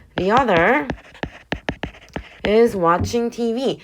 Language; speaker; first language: English; non-native, fluent; Korean